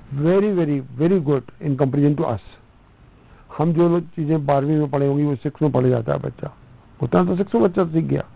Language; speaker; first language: Hindi; non-native, local second language; Punjabi